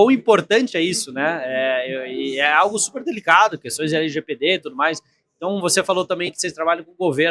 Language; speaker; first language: Portuguese; native; Portuguese